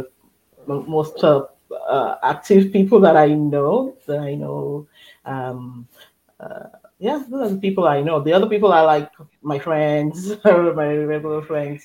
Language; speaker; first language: English; non-native, local second language; Yoruba